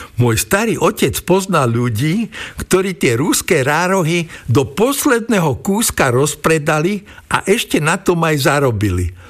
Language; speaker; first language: Slovak; native; Slovak